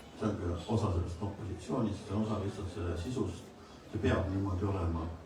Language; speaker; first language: Estonian; native; Estonian